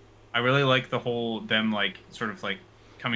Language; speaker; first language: English; native; English